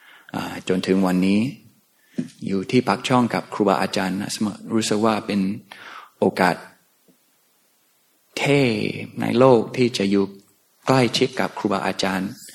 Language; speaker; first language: Thai; non-native, fluent; English